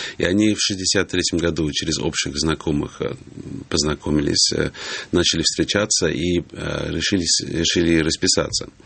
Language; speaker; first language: Russian; early bilingual, heritage; English